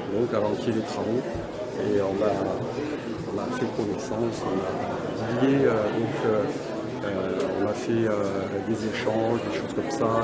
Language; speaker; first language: French; native; French